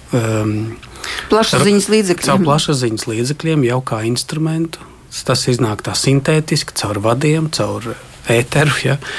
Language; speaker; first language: Latvian; native; Latvian